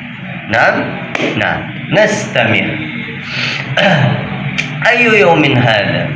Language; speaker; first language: Arabic; non-native, fluent; Indonesian